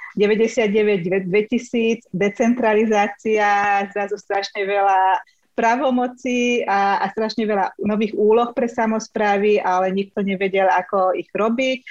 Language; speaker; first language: Slovak; non-native, local second language; Hungarian